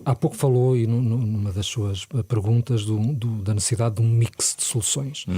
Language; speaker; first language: Portuguese; native; Portuguese